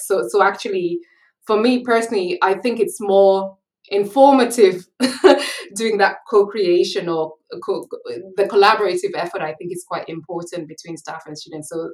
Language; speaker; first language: English; native; English